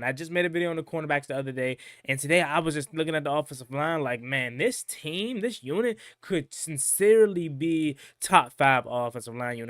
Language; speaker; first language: English; native; English